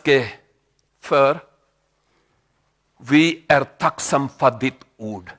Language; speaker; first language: Swedish; non-native, learner; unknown